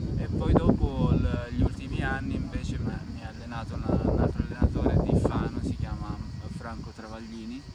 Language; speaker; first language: Italian; non-native, fluent; Romanian